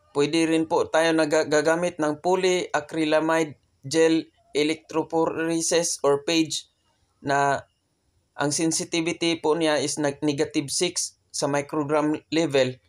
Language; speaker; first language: Filipino; non-native, local second language; Cebuano